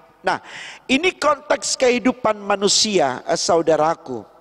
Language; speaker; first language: Indonesian; native; Indonesian